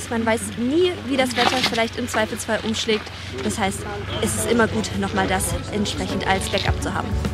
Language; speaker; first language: German; native; German